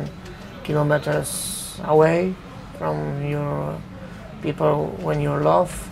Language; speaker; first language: English; non-native, learner; Polish